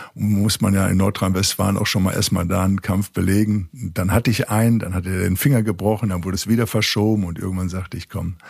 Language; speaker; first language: German; native; German